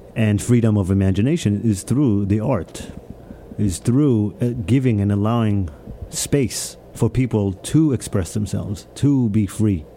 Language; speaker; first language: English; early bilingual, other home language; Hebrew